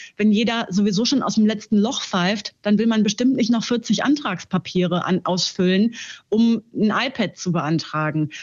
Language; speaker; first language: German; native; German